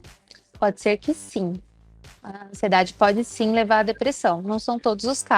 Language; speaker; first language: Portuguese; native; Portuguese